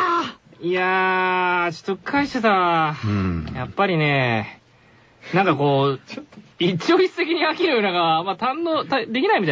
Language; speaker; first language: Japanese; native; Japanese